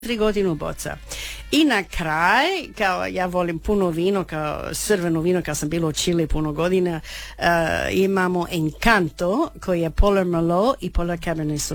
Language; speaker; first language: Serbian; non-native, learner; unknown